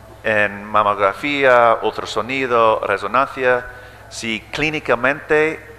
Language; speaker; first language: Spanish; early bilingual, heritage; English